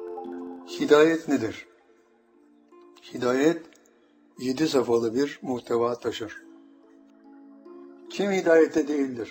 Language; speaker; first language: Turkish; native; Turkish